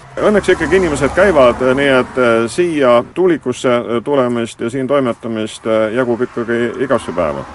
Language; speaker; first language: Estonian; native; Estonian